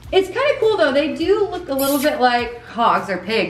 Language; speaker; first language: English; native; English